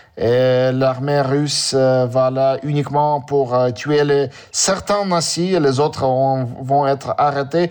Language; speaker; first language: French; non-native, learner; Russian